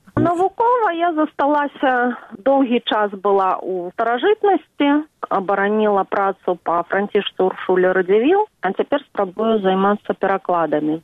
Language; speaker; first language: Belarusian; native; Belarusian